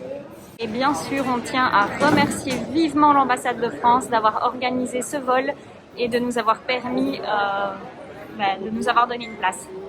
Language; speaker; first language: French; native; French